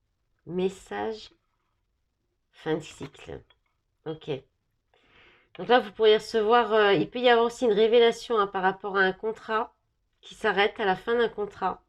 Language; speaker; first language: French; native; French